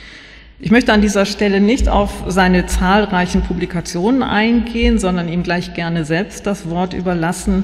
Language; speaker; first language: German; native; German